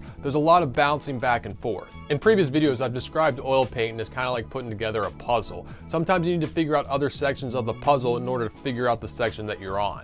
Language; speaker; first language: English; native; English